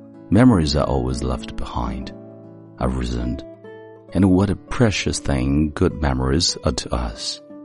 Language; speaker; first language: English; non-native, fluent; Chinese